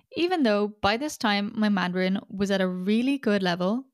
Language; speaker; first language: English; native; English